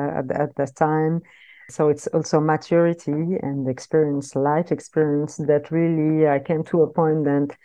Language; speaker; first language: English; non-native, fluent; French